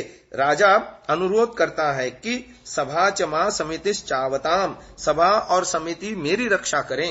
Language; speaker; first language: Hindi; native; Hindi